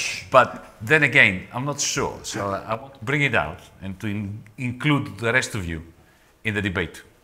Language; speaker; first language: English; non-native, fluent; Greek